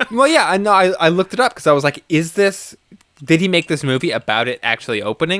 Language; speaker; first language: English; native; English